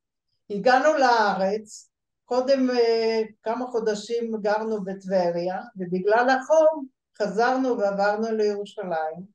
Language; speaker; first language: Hebrew; early bilingual, other home language; Bulgarian